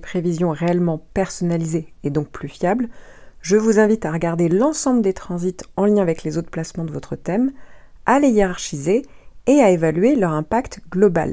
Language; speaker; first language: French; native; French